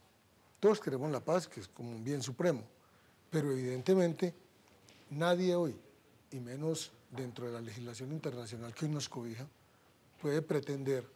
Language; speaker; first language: Spanish; native; Spanish